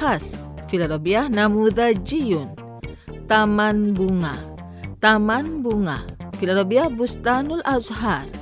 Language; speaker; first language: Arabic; non-native, fluent; Indonesian